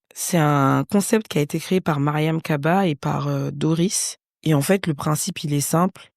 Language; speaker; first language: French; native; French